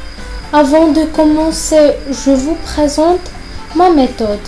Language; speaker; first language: French; non-native, fluent; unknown